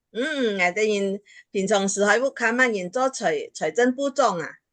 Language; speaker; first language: Chinese; early bilingual, heritage; Chinese